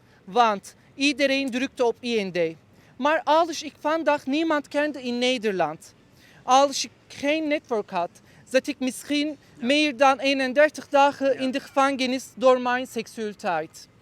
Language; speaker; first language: Dutch; non-native, fluent; Turkish